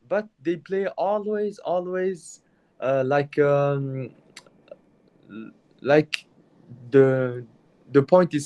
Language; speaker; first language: English; non-native, learner; Mongolian